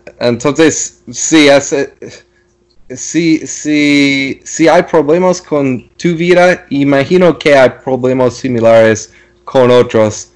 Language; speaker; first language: Spanish; non-native, learner; English